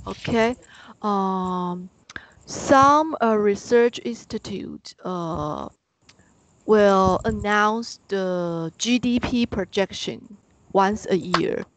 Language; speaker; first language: English; non-native, learner; Chinese